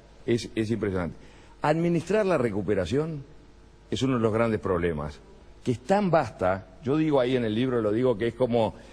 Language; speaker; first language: Spanish; native; Spanish